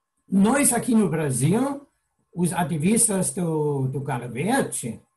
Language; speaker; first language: Portuguese; non-native, fluent; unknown